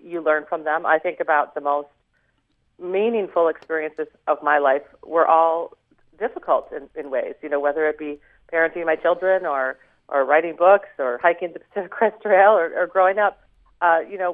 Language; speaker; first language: English; native; English